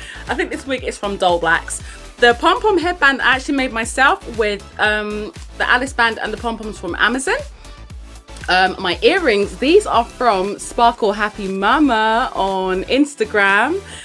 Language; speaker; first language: English; native; English